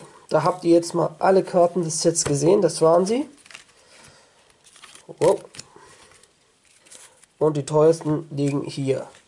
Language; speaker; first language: German; native; German